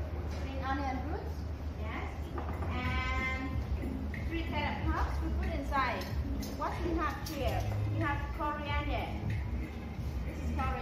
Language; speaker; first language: English; non-native, learner; Vietnamese